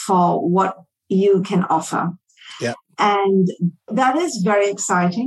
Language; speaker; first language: English; non-native, local second language; Tamil